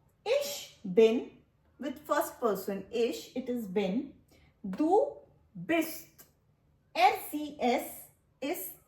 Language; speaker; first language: German; non-native, learner; Hindi